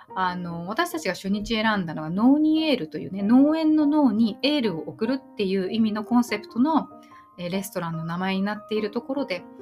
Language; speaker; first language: Japanese; native; Japanese